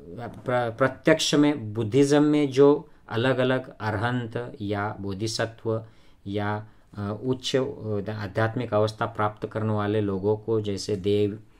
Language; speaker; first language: Hindi; non-native, local second language; Marathi